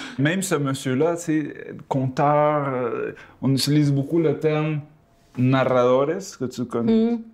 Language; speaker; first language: French; early bilingual, other home language; Spanish